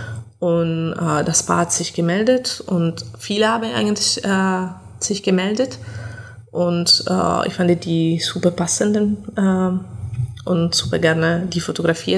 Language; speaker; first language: German; non-native, fluent; Italian